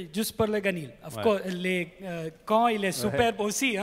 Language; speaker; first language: French; non-native, learner; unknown